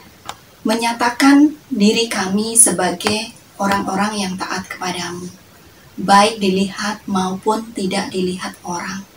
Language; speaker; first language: Indonesian; native; Indonesian